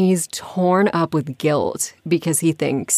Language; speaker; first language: English; native; English